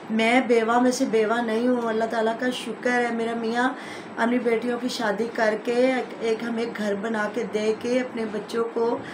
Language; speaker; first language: Urdu; non-native, local second language; Punjabi